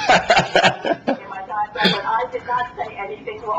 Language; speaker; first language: English; native; English